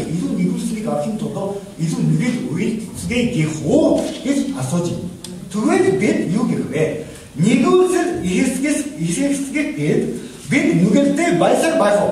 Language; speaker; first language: Mongolian; non-native, fluent; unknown